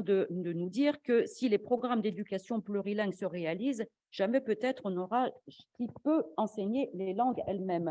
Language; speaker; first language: French; native; French